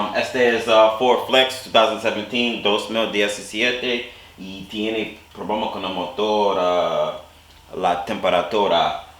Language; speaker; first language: Spanish; non-native, learner; English